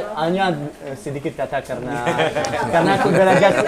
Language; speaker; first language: Indonesian; non-native, learner; French